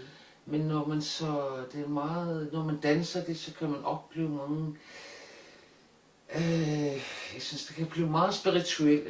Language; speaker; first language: Danish; non-native, local second language; Kalaallisut